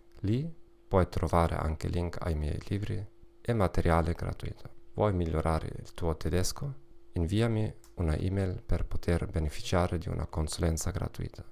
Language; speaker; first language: Italian; non-native, learner; German